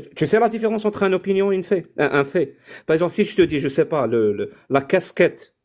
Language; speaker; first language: French; non-native, local second language; Arabic